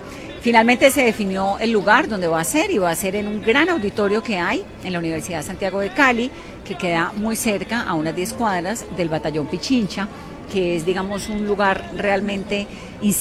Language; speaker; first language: Spanish; native; Spanish